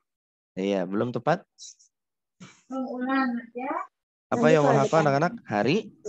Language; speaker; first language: Indonesian; native; Indonesian